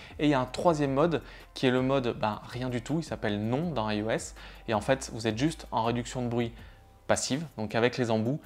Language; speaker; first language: French; native; French